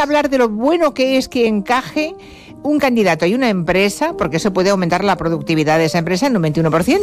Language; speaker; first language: Spanish; native; Spanish